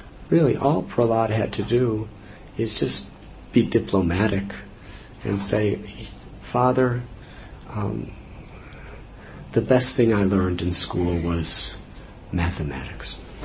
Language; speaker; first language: English; native; English